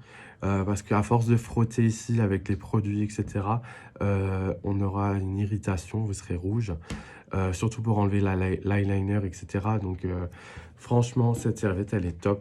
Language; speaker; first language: French; native; French